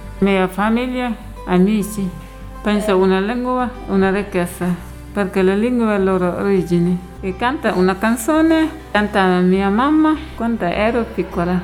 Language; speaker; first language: Italian; non-native, learner; Wolof